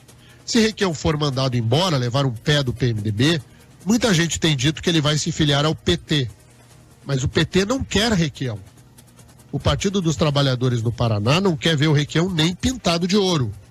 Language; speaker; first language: Portuguese; native; Portuguese